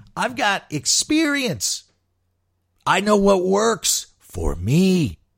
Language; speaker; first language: English; native; English